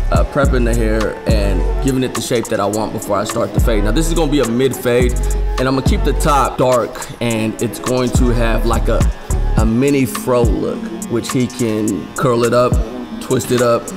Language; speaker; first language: English; native; English